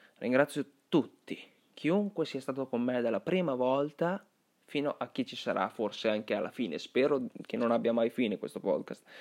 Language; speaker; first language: Italian; early bilingual, other home language; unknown